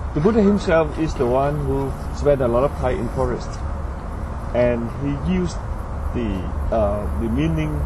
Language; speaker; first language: English; non-native, fluent; Vietnamese